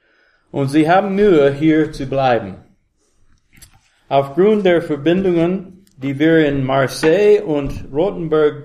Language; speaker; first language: German; non-native, learner; English